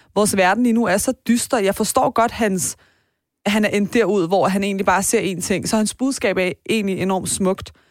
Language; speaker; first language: Danish; early bilingual, other home language; Persian